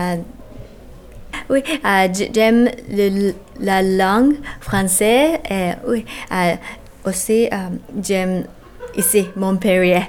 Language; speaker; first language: French; non-native, learner; Japanese